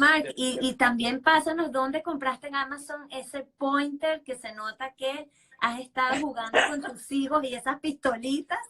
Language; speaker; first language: Spanish; native; Spanish